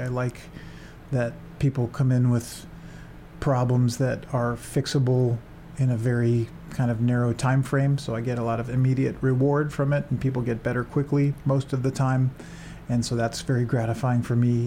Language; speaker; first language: English; native; English